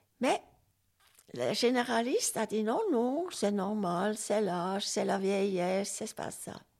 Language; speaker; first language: French; non-native, local second language; Swiss German